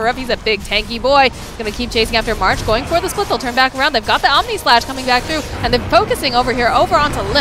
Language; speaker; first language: English; native; English